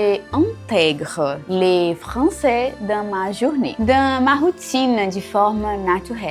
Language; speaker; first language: French; non-native, learner; Portuguese